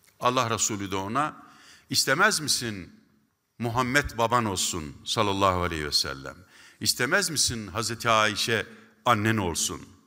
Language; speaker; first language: Turkish; native; Turkish